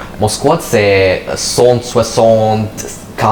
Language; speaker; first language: French; non-native, learner; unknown